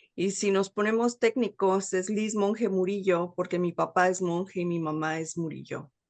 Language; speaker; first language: Spanish; early bilingual, heritage; Spanish